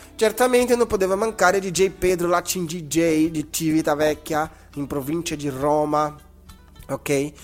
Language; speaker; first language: Italian; non-native, fluent; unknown